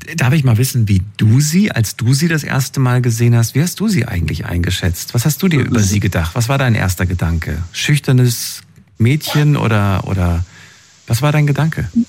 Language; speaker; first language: German; native; German